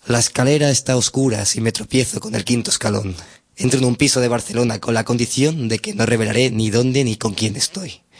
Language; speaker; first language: Spanish; non-native, local second language; Catalan